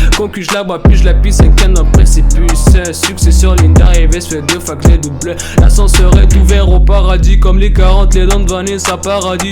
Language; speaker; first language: French; native; French